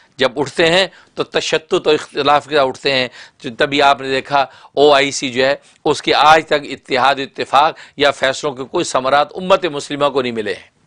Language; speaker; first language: Urdu; non-native, local second language; Punjabi